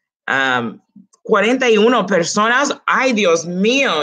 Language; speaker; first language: Spanish; early bilingual, heritage; Spanish